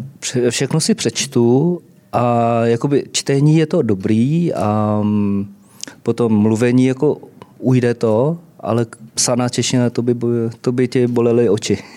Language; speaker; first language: Czech; early bilingual, other home language; Vietnamese